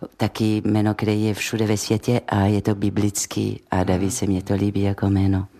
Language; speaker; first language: Czech; non-native, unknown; French